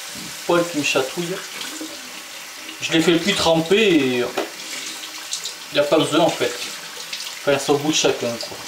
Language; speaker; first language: French; native; French